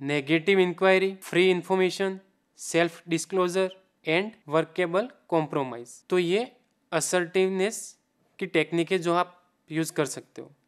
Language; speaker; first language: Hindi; non-native, local second language; Gujarati